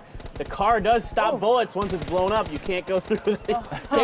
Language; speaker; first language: English; native; English